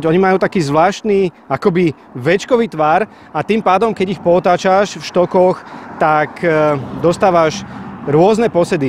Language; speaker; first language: Slovak; native; Slovak